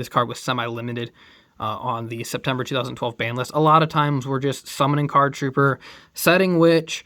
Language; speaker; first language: English; native; English